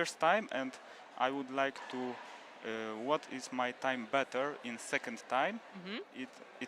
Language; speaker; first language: English; non-native, learner; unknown